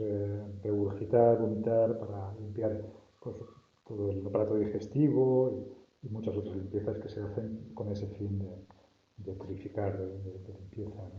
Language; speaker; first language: Spanish; native; Spanish